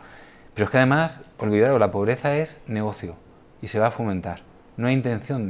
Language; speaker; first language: Spanish; native; Spanish